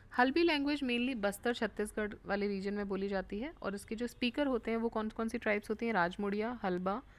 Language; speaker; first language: Hindi; native; Hindi